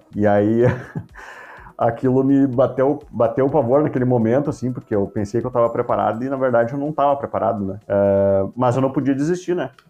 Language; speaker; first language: Portuguese; native; Portuguese